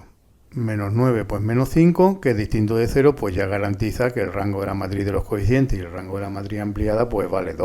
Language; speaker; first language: Spanish; native; Spanish